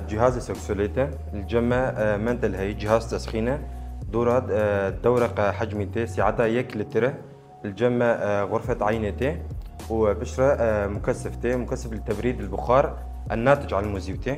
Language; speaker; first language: Arabic; non-native, local second language; Kurdish